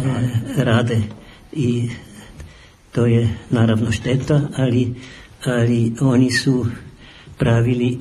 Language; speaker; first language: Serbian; non-native, fluent; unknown